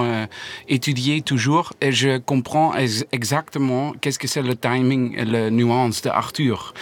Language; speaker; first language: French; non-native, learner; Dutch